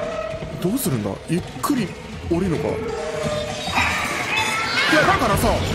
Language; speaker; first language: Japanese; native; Japanese